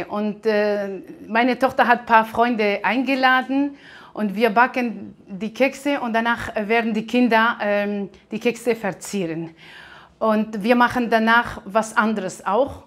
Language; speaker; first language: German; non-native, fluent; Aramaic